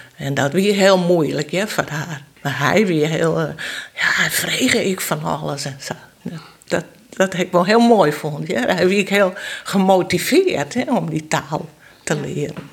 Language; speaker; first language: Dutch; non-native, local second language; Western Frisian